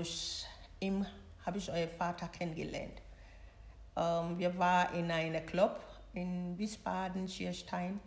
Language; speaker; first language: German; non-native, learner; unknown